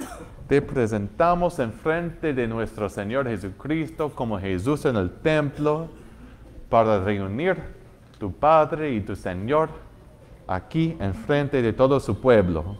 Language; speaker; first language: Spanish; non-native, fluent; English